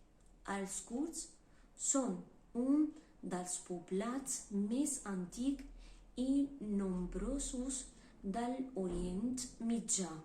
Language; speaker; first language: Catalan; non-native, learner; Kurdish